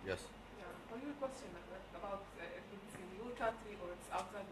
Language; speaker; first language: English; non-native, learner; Arabic